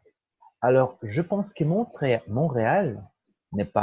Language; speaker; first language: French; non-native, fluent; Portuguese